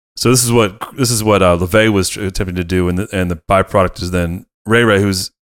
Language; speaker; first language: English; native; English